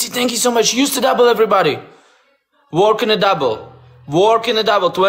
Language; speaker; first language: English; non-native, learner; Russian